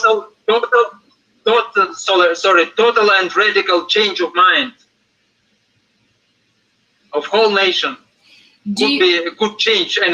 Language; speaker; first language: English; non-native, fluent; Russian